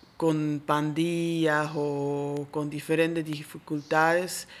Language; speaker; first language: Spanish; non-native, fluent; Swiss German